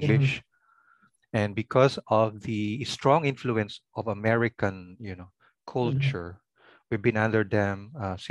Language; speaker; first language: English; non-native, local second language; Pangasinan